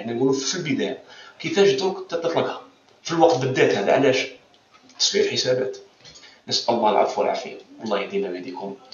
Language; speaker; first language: Arabic; native; Arabic